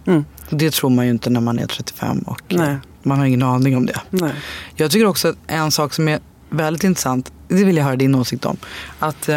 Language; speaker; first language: Swedish; native; Swedish